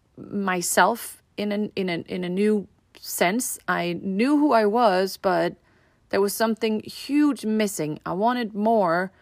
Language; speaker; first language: English; non-native, fluent; Danish